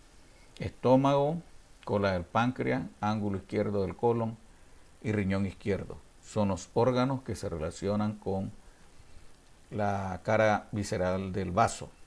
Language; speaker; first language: Spanish; native; Spanish